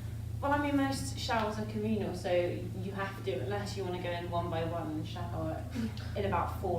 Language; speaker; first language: English; native; English